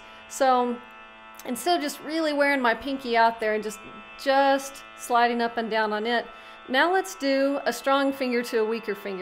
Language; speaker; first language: English; native; English